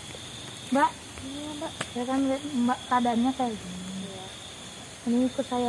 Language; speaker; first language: Indonesian; native; Indonesian